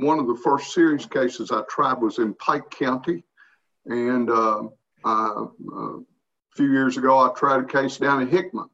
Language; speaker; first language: English; native; English